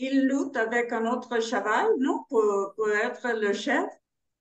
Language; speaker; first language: French; non-native, learner; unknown